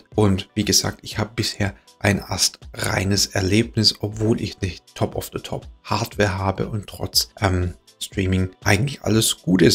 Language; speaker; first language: German; native; German